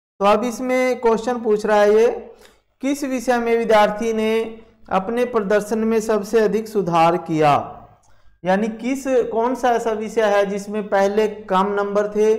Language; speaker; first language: Hindi; native; Hindi